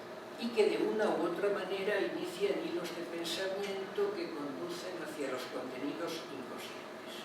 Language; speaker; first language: Spanish; native; Spanish